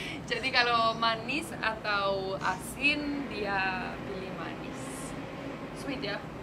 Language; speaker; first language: Indonesian; non-native, fluent; Russian